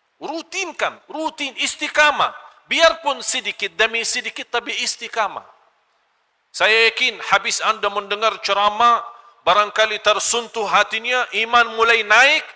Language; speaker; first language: Malay; non-native, fluent; Arabic